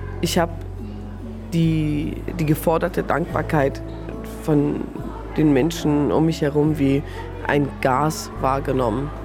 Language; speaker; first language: German; early bilingual, other home language; Persian